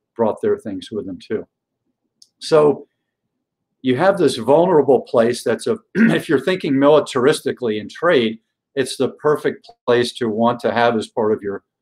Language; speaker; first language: English; native; English